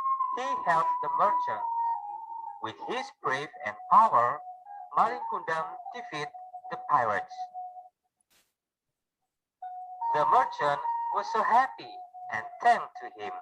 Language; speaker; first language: English; non-native, learner; Indonesian